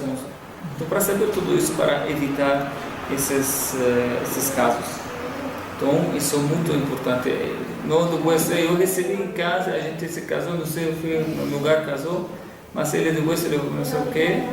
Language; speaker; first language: Portuguese; non-native, fluent; Arabic